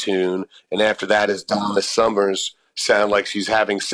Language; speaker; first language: English; native; English